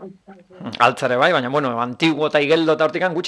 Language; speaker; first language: Basque; native; Basque